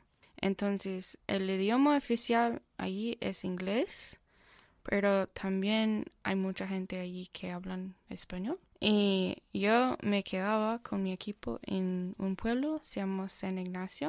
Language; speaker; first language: Spanish; non-native, fluent; English